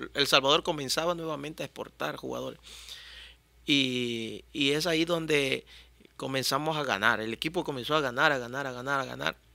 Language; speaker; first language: Spanish; native; Spanish